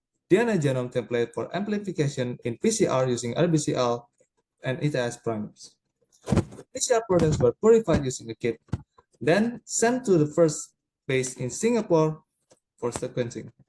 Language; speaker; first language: English; non-native, learner; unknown